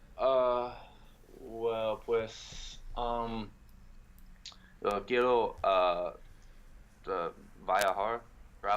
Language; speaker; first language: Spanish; non-native, learner; English